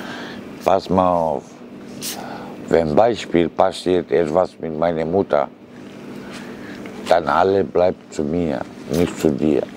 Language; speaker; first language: German; non-native, learner; Romanian